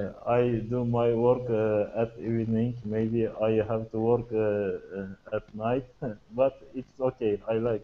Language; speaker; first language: English; non-native, learner; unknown